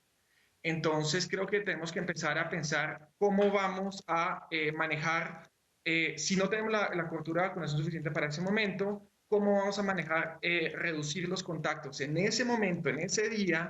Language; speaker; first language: Spanish; native; Spanish